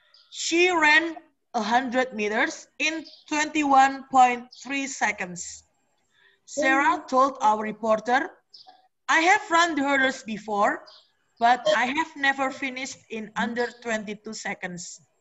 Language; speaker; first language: English; non-native, fluent; Indonesian